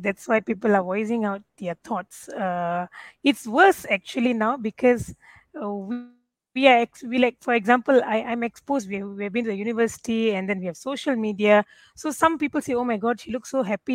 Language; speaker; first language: English; non-native, local second language; Tamil